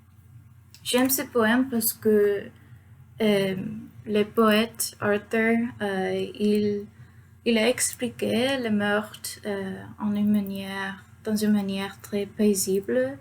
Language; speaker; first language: French; non-native, fluent; Spanish